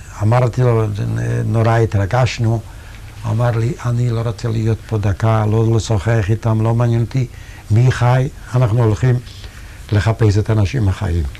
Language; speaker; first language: Hebrew; non-native, fluent; Yiddish